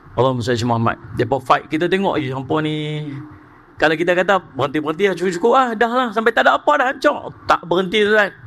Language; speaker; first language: Malay; native; Malay